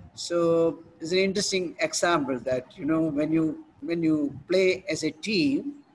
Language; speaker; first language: English; non-native, local second language; Hindi